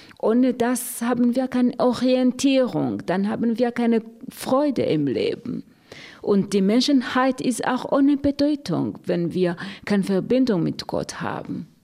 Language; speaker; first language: German; non-native, fluent; Rundi